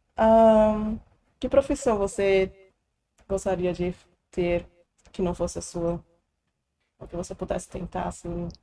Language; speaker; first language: Portuguese; native; Portuguese